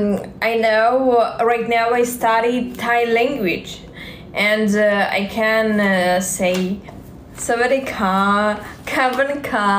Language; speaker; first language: English; non-native, learner; Russian